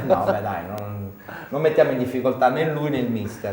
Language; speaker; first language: Italian; native; Italian